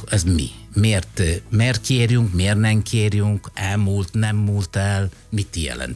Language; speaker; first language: Hungarian; non-native, fluent; Italian